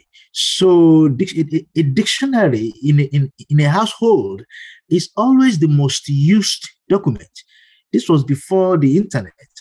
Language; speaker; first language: English; non-native, local second language; Yoruba